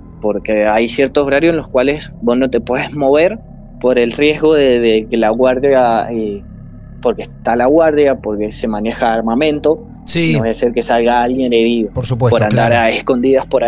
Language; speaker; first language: Spanish; native; Spanish